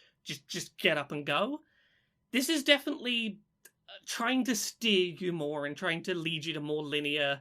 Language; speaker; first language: English; native; English